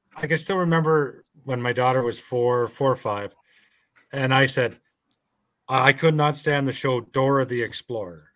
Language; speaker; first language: English; native; English